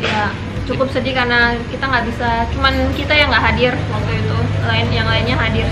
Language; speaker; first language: Indonesian; native; Indonesian